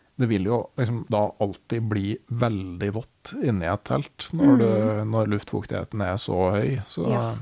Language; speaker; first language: Norwegian; native; Norwegian